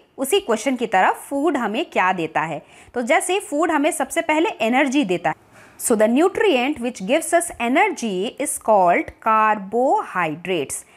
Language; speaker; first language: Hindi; non-native, local second language; Bangla